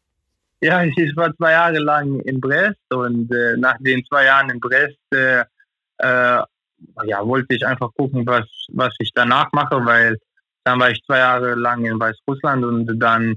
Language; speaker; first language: German; non-native, fluent; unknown